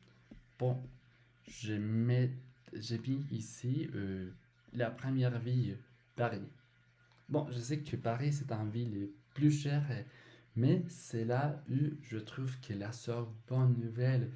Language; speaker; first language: French; non-native, learner; Spanish